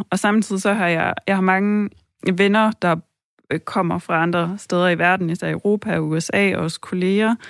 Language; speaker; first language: Danish; native; Danish